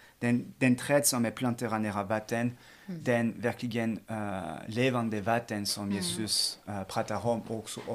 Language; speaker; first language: Swedish; non-native, fluent; French